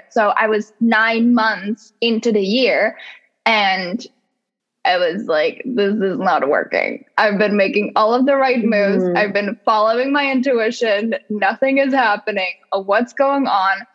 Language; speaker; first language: English; non-native, fluent; Czech